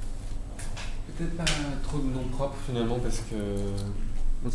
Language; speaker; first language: French; native; French